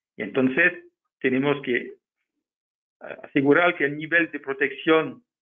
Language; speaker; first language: Spanish; non-native, fluent; French